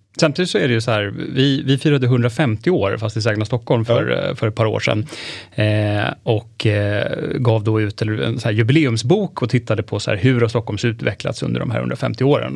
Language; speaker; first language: Swedish; native; Swedish